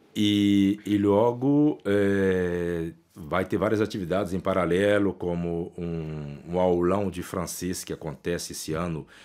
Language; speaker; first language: Portuguese; native; Portuguese